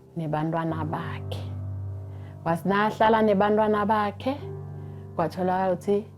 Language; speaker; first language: Zulu; non-native, local second language; Swati